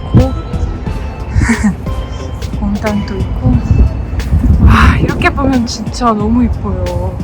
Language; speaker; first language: Korean; non-native, learner; Ukrainian